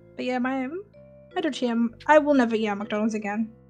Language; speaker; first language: English; native; English